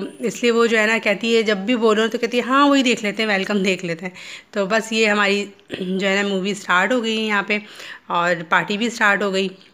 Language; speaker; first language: Hindi; native; Hindi